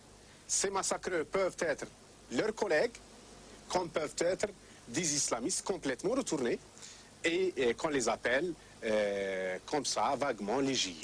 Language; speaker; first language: French; non-native, local second language; Arabic